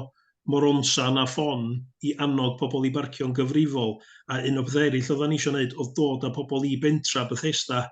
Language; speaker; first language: Welsh; native; Welsh